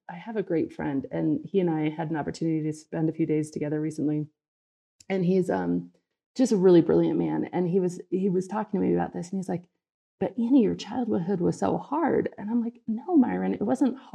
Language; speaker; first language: English; native; English